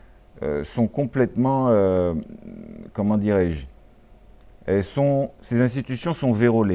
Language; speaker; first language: French; native; French